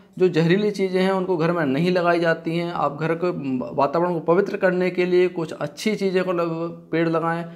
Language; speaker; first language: Hindi; native; Hindi